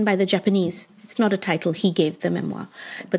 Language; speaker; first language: English; non-native, local second language; Bangla